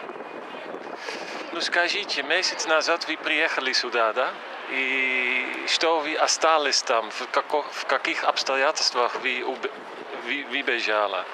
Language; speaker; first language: Russian; non-native, fluent; Dutch